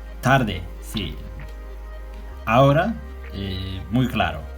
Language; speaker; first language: Spanish; non-native, learner; Turkish